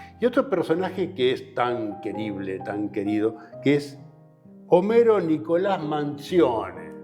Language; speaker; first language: Spanish; native; Spanish